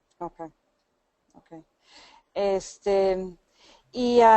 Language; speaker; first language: Spanish; non-native, fluent; English